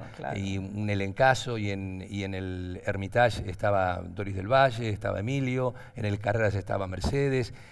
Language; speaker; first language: Spanish; native; Spanish